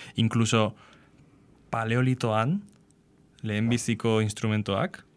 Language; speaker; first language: Basque; non-native, local second language; Spanish